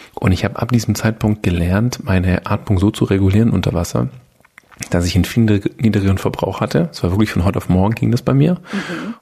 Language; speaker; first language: German; native; German